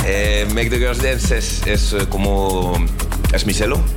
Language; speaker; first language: Spanish; non-native, learner; French